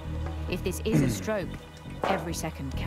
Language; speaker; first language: English; native; English